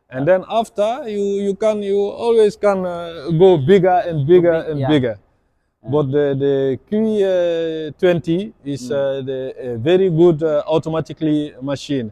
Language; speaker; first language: English; non-native, learner; French